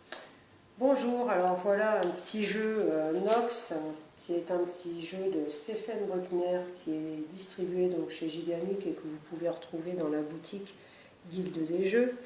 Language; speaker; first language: French; native; French